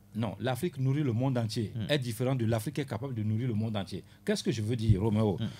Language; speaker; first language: French; non-native, local second language; Ewe